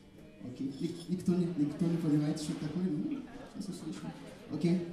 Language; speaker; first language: Russian; non-native, fluent; Malagasy